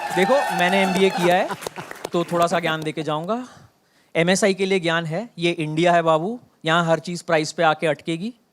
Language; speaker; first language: Hindi; non-native, local second language; Bangla